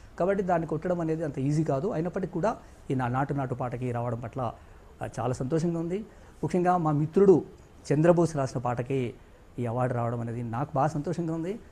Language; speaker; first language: Telugu; native; Telugu